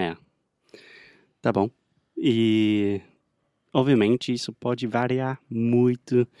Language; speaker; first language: Portuguese; non-native, fluent; English